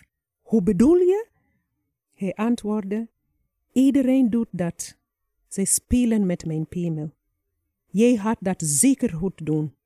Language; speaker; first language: Dutch; non-native, fluent; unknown